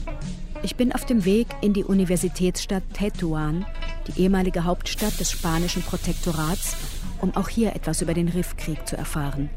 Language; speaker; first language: German; native; German